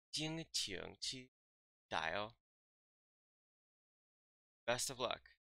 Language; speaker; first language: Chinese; non-native, learner; English